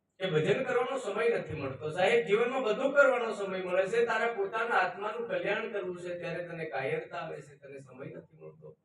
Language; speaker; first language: Gujarati; native; Gujarati